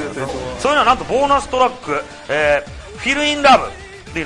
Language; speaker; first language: Japanese; native; Japanese